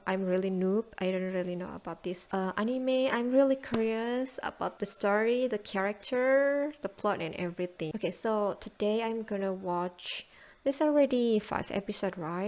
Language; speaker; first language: English; non-native, learner; Indonesian